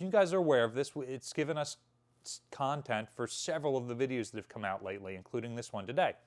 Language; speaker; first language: English; native; English